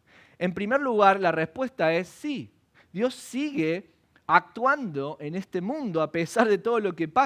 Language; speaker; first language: Spanish; native; Spanish